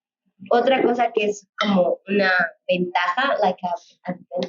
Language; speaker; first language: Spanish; early bilingual, heritage; Spanish